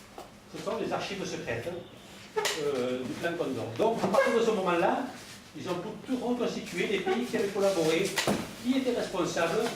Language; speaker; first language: French; native; French